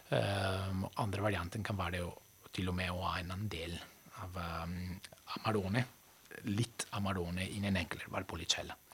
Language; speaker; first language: Norwegian; non-native, fluent; Italian